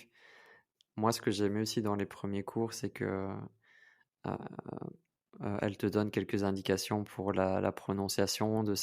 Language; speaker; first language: French; native; French